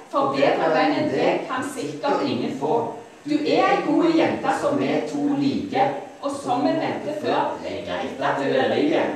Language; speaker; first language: Norwegian; native; Norwegian